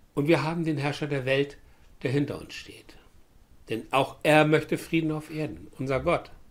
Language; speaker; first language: German; native; German